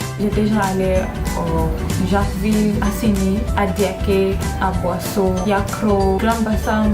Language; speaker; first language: French; non-native, learner; Swahili